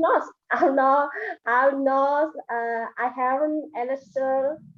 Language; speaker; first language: English; non-native, learner; Vietnamese